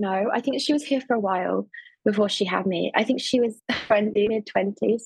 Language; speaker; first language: English; native; English